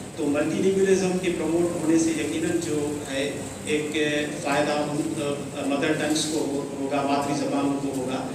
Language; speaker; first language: Urdu; non-native, local second language; Sindhi